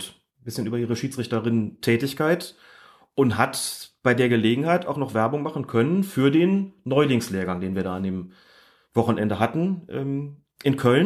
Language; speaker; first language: German; native; German